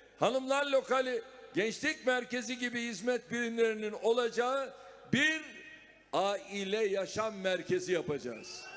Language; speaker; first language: Turkish; native; Turkish